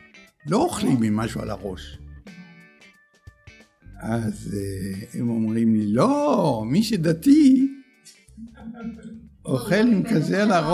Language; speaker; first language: Hebrew; early bilingual, other home language; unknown